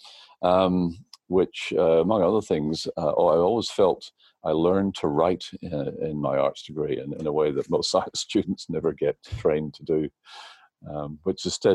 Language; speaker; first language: English; native; English